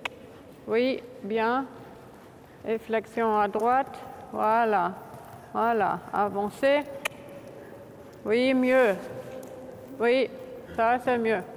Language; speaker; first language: French; non-native, fluent; German